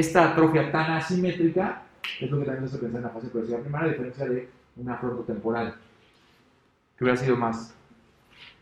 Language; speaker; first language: Spanish; native; Spanish